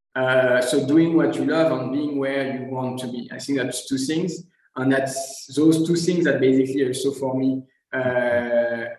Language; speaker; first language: English; non-native, fluent; French